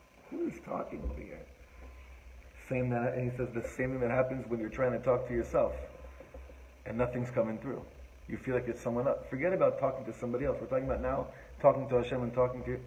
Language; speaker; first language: English; native; English